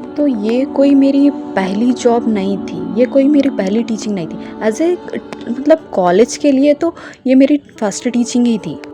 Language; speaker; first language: Hindi; non-native, local second language; Urdu